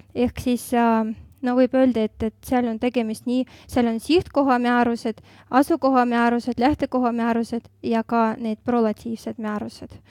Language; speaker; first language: Estonian; non-native, local second language; Russian